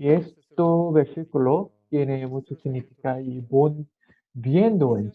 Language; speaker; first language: Spanish; non-native, learner; Korean